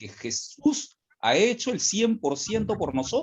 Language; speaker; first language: Spanish; native; Spanish